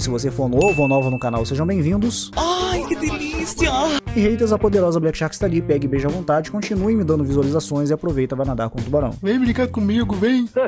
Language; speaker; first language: Portuguese; native; Portuguese